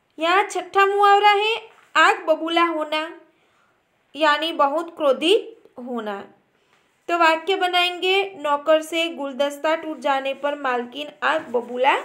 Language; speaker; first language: Hindi; non-native, local second language; Gujarati